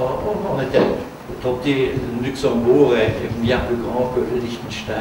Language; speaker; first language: French; non-native, fluent; German